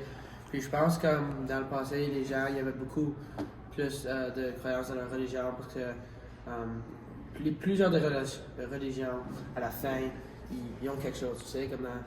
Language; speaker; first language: French; non-native, local second language; English